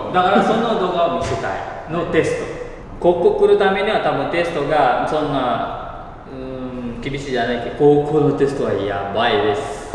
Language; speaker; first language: Japanese; non-native, learner; Indonesian